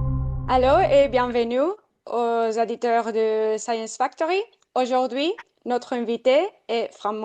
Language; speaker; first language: French; non-native, fluent; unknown